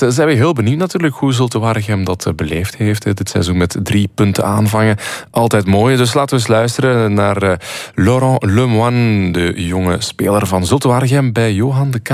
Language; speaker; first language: Dutch; native; Dutch